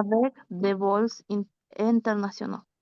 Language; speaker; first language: French; non-native, learner; Spanish